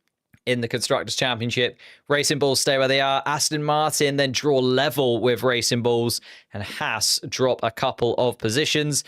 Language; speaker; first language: English; native; English